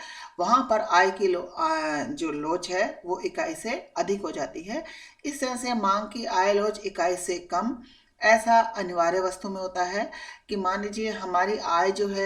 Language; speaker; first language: Hindi; native; Hindi